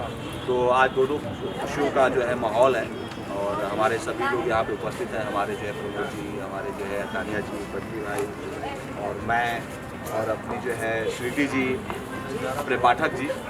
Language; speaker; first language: Hindi; native; Hindi